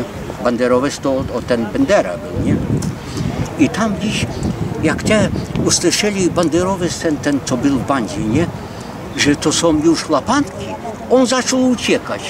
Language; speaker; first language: Polish; early bilingual, heritage; Polish